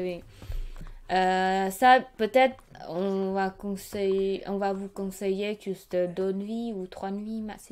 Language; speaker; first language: French; non-native, learner; Khmer